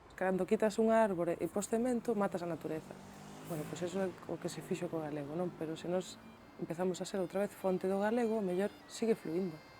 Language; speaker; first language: Galician; early bilingual, other home language; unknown